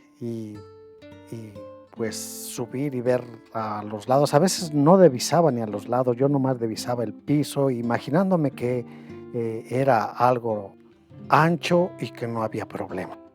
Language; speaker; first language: Spanish; native; Spanish